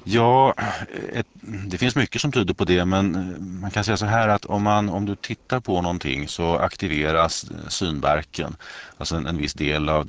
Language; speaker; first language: Swedish; native; Swedish